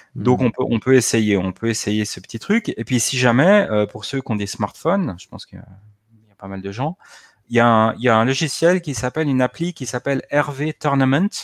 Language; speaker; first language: French; native; French